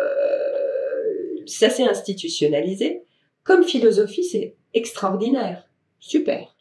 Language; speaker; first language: French; native; French